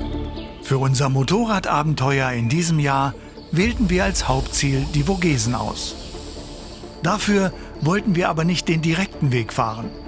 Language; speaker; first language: German; native; German